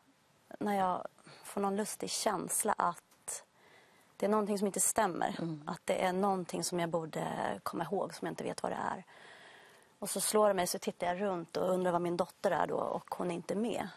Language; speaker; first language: Swedish; native; Swedish